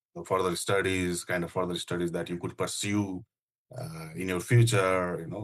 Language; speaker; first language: English; non-native, local second language; Nepali